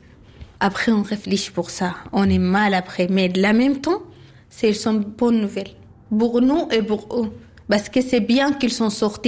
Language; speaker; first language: French; non-native, learner; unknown